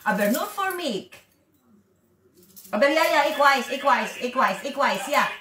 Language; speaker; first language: German; non-native, learner; Waray